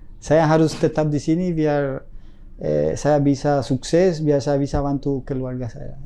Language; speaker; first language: Indonesian; non-native, fluent; Spanish